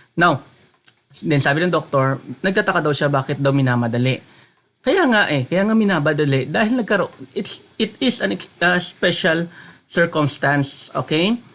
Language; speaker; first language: Filipino; non-native, local second language; Hiligaynon